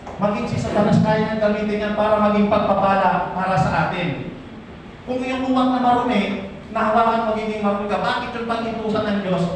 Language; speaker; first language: Filipino; non-native, local second language; Bikol